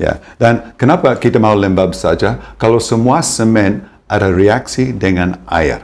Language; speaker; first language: Indonesian; non-native, fluent; English